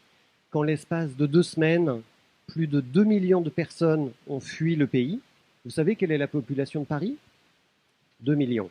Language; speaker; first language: French; native; French